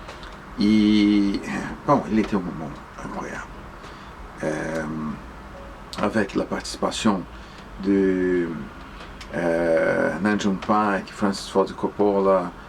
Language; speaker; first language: French; non-native, fluent; Portuguese